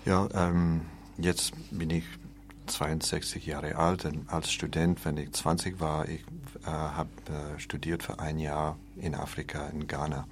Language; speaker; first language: German; non-native, learner; English